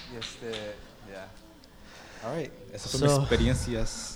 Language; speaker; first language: Spanish; early bilingual, heritage; Spanish